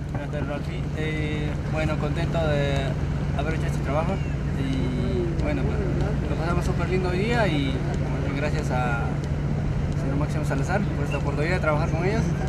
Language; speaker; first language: Spanish; native; Spanish